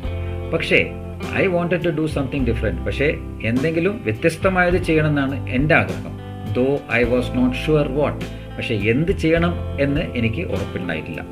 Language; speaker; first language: Malayalam; native; Malayalam